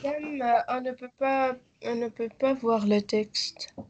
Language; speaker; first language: French; non-native, learner; Arabic